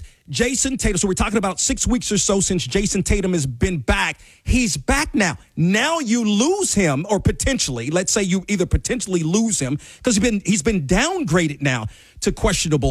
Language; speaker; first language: English; native; English